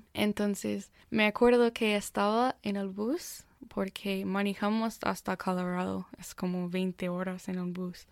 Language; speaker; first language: Spanish; non-native, fluent; English